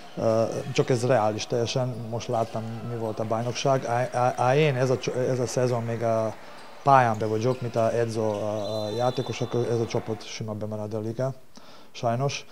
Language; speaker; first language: Hungarian; non-native, learner; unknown